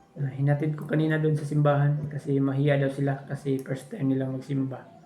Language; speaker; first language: Filipino; non-native, local second language; Cebuano